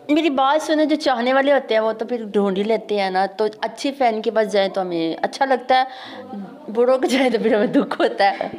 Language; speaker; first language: Urdu; native; Urdu